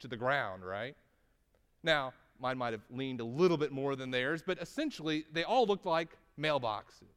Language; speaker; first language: English; native; English